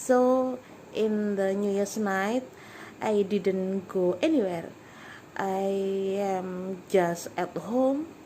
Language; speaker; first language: English; non-native, learner; Indonesian